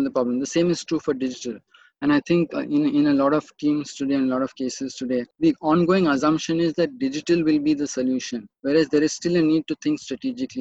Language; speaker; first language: English; non-native, local second language; Marathi